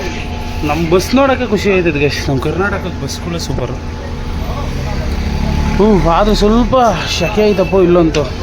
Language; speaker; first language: Kannada; native; Kannada